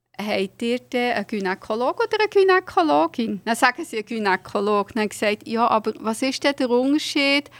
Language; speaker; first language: German; native; German